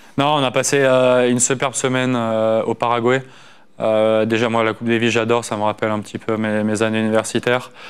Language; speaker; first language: French; native; French